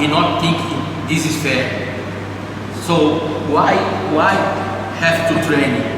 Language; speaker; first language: English; non-native, learner; Portuguese